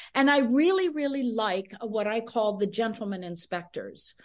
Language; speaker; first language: English; early bilingual, other home language; Spanish